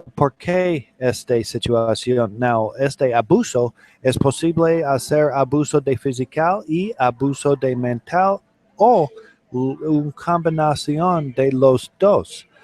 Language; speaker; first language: Spanish; non-native, learner; English